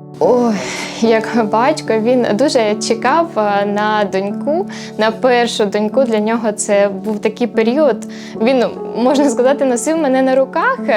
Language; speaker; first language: Ukrainian; native; Ukrainian